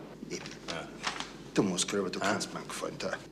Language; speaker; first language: German; native; German